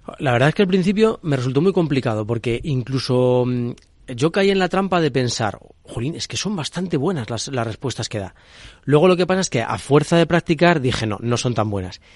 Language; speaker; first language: Spanish; native; Spanish